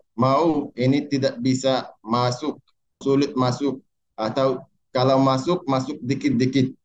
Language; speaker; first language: Indonesian; non-native, learner; Arabic